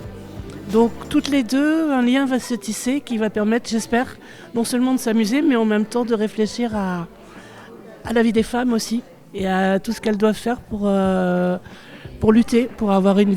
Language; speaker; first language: French; native; French